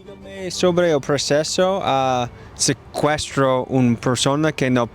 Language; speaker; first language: Spanish; non-native, learner; English